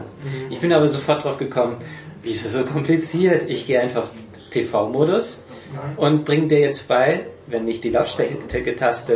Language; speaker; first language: German; native; German